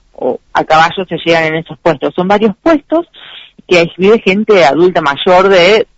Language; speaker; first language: Spanish; native; Spanish